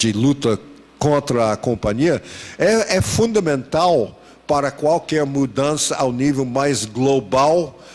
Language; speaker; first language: Portuguese; non-native, fluent; English